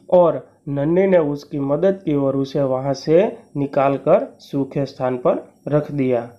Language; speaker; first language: Hindi; non-native, local second language; Gujarati